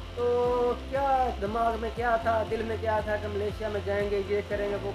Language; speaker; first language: Hindi; native; Hindi